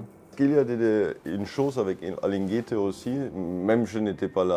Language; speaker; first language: French; non-native, learner; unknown